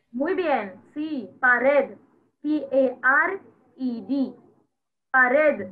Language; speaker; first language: Spanish; non-native, fluent; Hindi